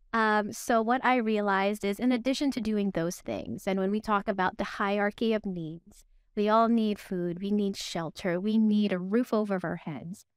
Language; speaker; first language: English; early bilingual, other home language; Filipino